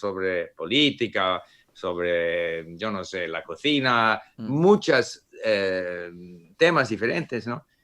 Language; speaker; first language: Spanish; non-native, fluent; English